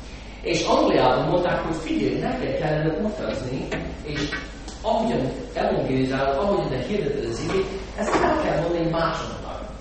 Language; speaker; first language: Hungarian; non-native, fluent; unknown